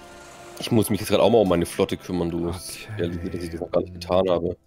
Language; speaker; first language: German; native; German